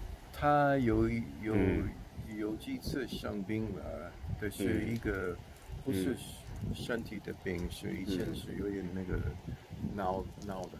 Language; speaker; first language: Chinese; non-native, fluent; English